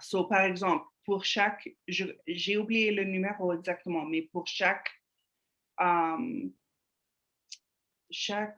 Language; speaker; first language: French; non-native, fluent; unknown